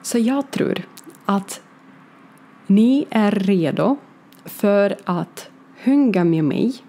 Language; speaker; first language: Swedish; non-native, learner; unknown